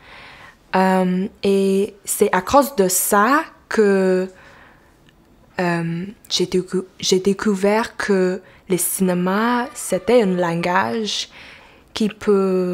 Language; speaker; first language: French; non-native, local second language; English